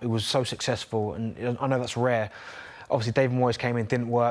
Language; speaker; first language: English; native; English